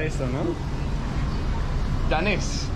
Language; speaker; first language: Spanish; non-native, fluent; English